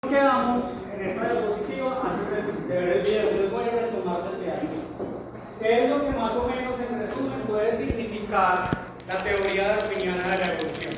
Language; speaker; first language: Spanish; native; Spanish